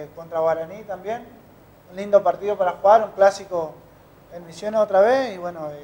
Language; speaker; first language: Spanish; native; Spanish